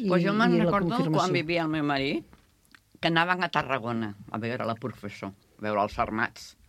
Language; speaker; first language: Catalan; non-native, local second language; Spanish